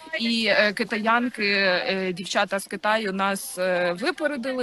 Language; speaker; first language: Ukrainian; native; Ukrainian